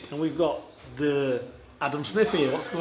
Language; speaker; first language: English; native; English